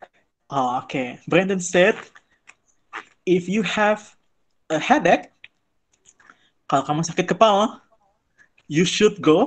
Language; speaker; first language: English; non-native, fluent; Indonesian